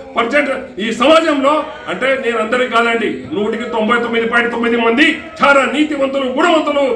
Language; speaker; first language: Telugu; non-native, local second language; Lambadi